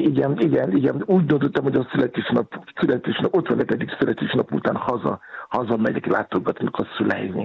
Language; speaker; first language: Hungarian; non-native, learner; Yoruba